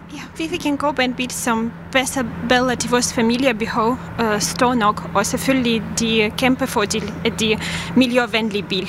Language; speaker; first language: Danish; non-native, learner; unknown